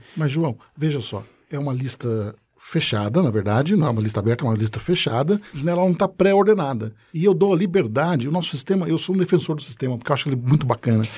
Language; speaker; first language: Portuguese; native; Portuguese